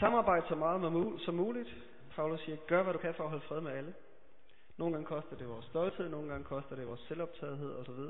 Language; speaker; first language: Danish; native; Danish